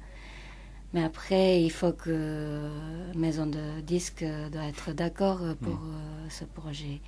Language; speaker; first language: French; non-native, fluent; Japanese